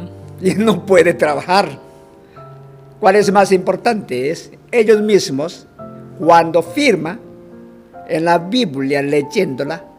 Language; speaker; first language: Spanish; non-native, fluent; Korean